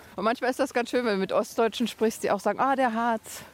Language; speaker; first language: German; native; German